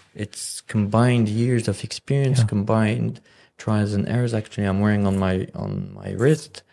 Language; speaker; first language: English; non-native, fluent; Arabic